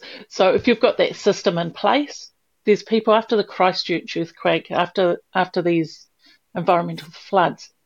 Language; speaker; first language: English; native; English